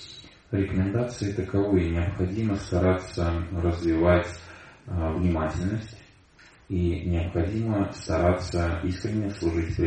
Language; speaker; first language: Russian; native; Russian